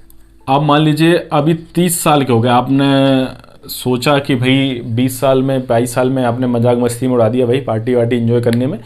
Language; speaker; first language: Hindi; native; Hindi